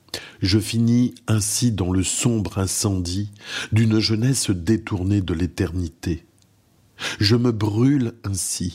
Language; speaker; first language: French; native; French